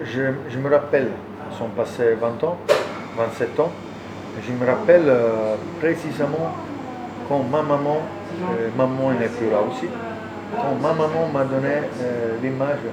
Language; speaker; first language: French; non-native, learner; Italian